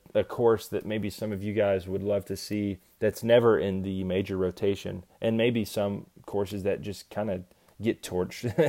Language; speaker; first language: English; native; English